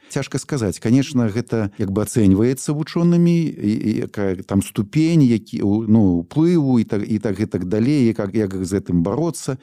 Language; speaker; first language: Belarusian; non-native, local second language; Russian